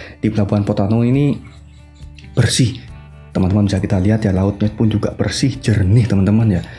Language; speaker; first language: Indonesian; non-native, local second language; Madurese